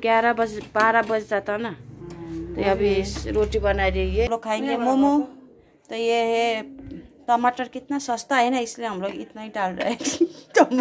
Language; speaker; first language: Hindi; non-native, local second language; Nepali